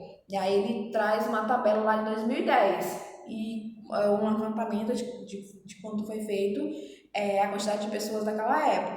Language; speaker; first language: Portuguese; native; Portuguese